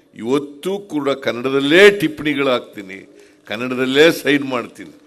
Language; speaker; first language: Kannada; native; Kannada